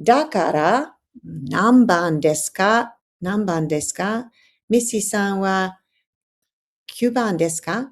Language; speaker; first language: Japanese; non-native, learner; English